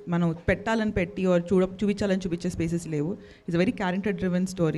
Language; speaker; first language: Telugu; non-native, local second language; Hindi